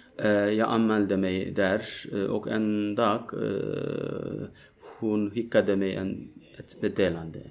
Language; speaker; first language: Swedish; non-native, learner; Turkish